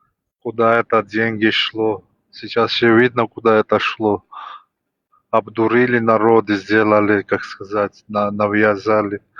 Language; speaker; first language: Russian; non-native, fluent; Georgian